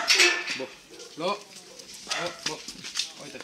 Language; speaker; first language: Japanese; non-native, learner; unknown